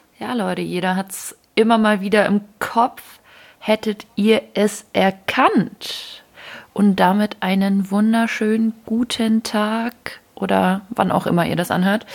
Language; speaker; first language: German; early bilingual, other home language; Ukrainian